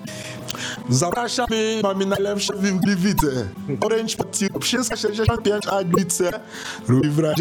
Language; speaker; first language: Polish; non-native, learner; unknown